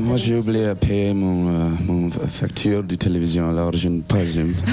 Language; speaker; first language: French; non-native, learner; English